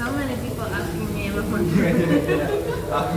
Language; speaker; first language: English; non-native, fluent; Czech